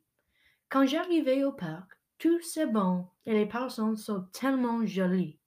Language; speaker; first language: French; non-native, learner; English